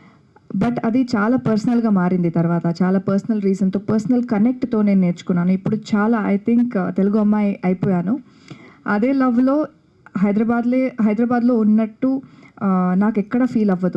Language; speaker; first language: Telugu; non-native, fluent; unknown